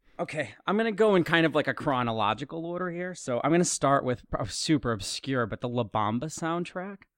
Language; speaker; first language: English; native; English